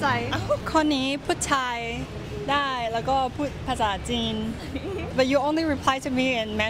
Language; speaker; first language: Thai; non-native, learner; Cantonese